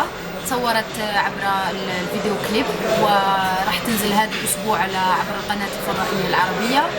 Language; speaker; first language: Arabic; native; Arabic